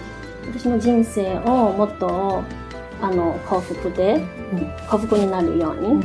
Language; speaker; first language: Japanese; non-native, fluent; Chinese